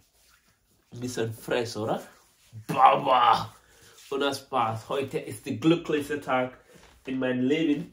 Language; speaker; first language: German; non-native, learner; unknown